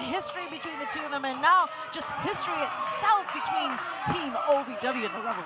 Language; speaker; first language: English; native; English